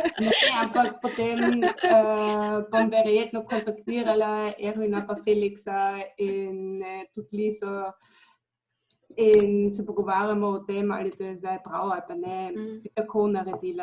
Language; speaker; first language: Slovenian; non-native, fluent; German